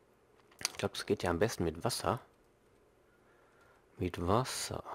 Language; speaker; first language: German; native; German